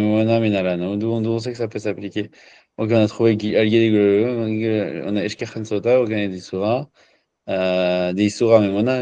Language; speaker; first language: French; native; French